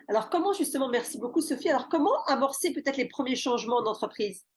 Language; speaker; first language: French; native; French